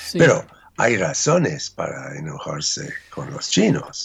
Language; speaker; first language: Spanish; non-native, fluent; English